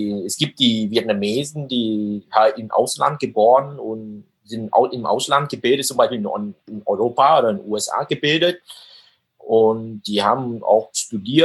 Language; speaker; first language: German; non-native, fluent; Vietnamese